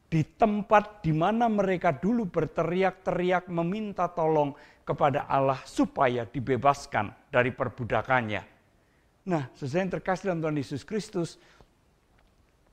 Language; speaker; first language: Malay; non-native, local second language; Indonesian